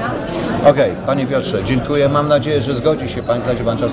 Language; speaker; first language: Polish; native; Polish